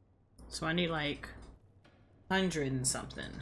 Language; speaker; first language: English; native; English